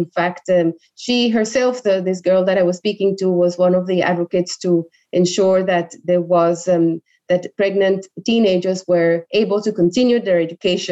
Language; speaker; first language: English; non-native, fluent; Spanish